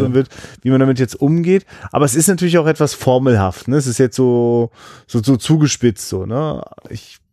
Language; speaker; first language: German; native; German